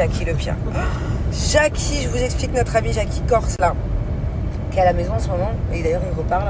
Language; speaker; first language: French; native; French